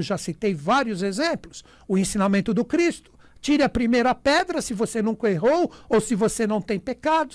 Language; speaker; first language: Portuguese; native; Portuguese